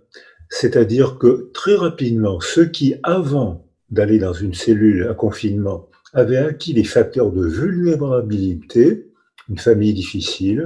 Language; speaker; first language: French; native; French